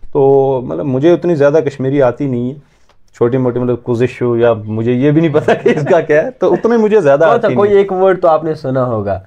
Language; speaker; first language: Hindi; native; Hindi